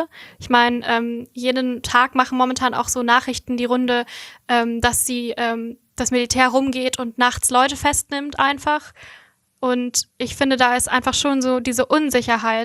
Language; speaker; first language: German; native; German